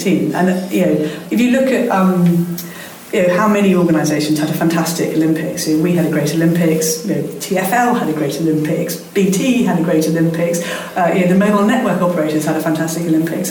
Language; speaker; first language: English; native; English